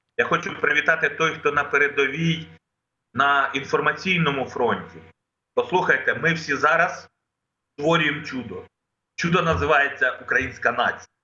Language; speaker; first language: Ukrainian; non-native, local second language; Russian